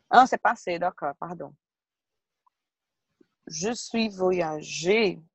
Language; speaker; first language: French; non-native, learner; Portuguese